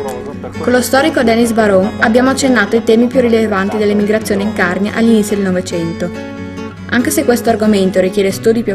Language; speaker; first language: Italian; native; Italian